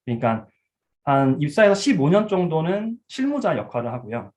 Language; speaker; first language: Korean; early bilingual, heritage; Korean